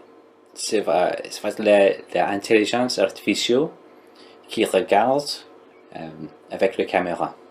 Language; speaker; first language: French; non-native, learner; English